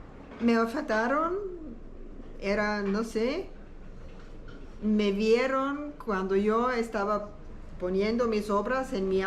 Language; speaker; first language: Spanish; non-native, learner; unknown